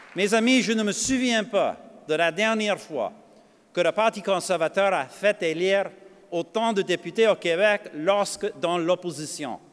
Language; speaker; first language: French; non-native, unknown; English